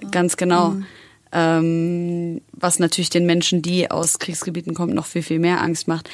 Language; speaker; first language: German; early bilingual, other home language; Arabic